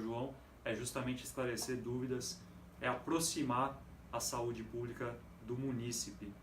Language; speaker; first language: Portuguese; native; Portuguese